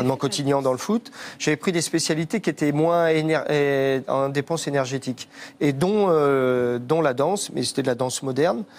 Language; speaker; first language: French; native; French